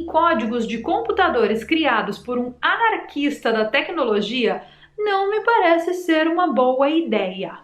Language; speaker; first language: Portuguese; native; Portuguese